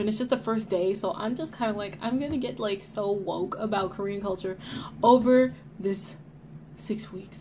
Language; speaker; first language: English; native; English